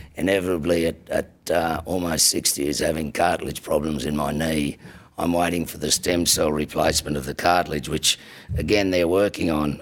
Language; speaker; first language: English; native; English